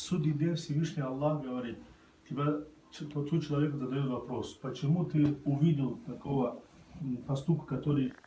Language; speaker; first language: Russian; non-native, local second language; Tajik